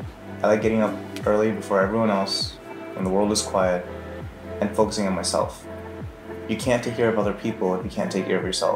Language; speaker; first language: English; native; English